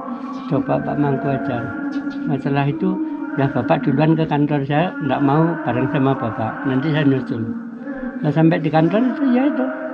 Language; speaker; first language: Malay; non-native, local second language; Javanese